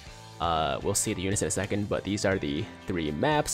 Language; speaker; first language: English; native; English